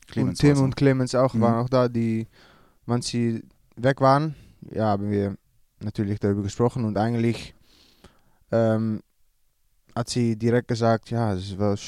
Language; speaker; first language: German; non-native, learner; Dutch